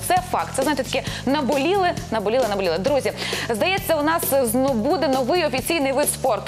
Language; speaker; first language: Ukrainian; native; Ukrainian